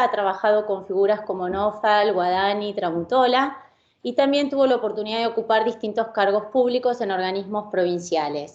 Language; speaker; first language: Spanish; native; Spanish